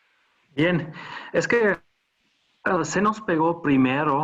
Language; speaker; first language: Spanish; non-native, fluent; German